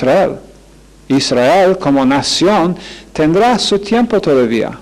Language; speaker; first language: Spanish; non-native, fluent; English